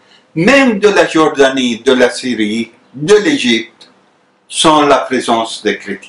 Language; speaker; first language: French; non-native, fluent; Arabic